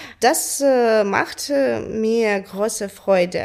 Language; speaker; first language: German; non-native, learner; Ukrainian